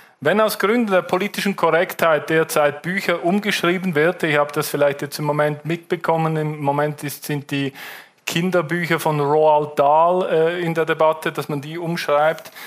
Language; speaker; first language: German; native; German